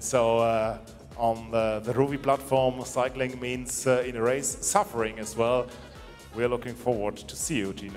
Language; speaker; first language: English; non-native, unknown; German